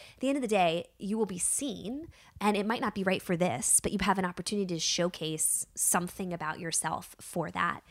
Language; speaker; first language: English; native; English